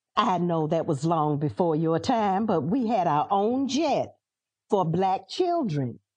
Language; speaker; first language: English; native; English